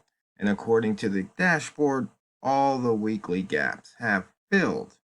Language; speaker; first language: English; native; English